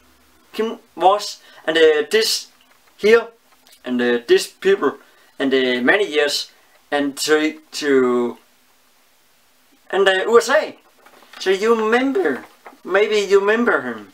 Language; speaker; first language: English; non-native, learner; Danish